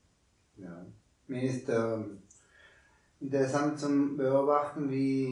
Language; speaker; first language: German; non-native, learner; Spanish